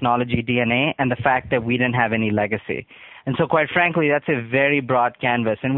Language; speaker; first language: English; non-native, local second language; Urdu